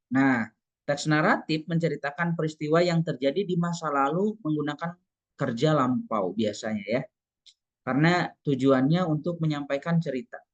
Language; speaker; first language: Indonesian; non-native, local second language; Sundanese